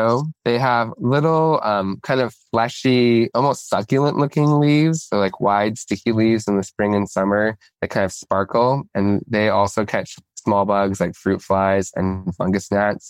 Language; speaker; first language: English; native; English